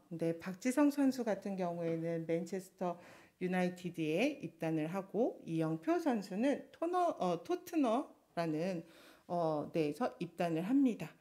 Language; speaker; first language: Korean; non-native, fluent; Chinese